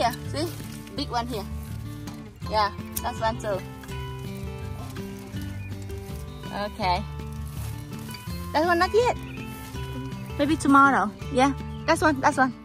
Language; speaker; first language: English; non-native, learner; Vietnamese